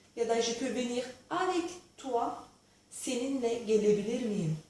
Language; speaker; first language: French; non-native, fluent; Turkish